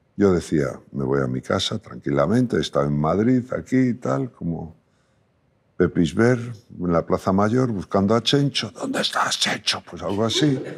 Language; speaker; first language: Spanish; native; Spanish